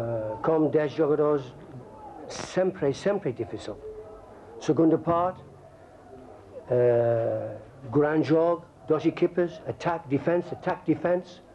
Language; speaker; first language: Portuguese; non-native, learner; English